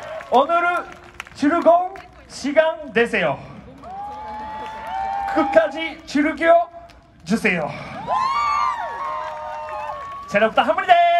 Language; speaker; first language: Korean; non-native, learner; Japanese